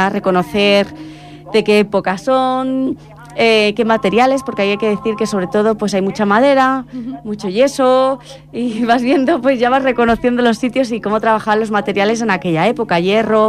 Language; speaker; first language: Spanish; native; Spanish